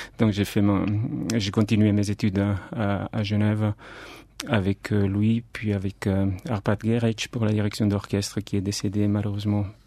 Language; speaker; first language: French; non-native, fluent; Catalan